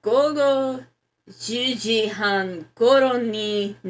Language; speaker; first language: Japanese; non-native, learner; English